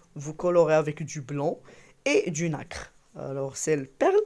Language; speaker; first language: French; non-native, local second language; Arabic